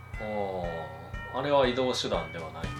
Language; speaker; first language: Japanese; native; Japanese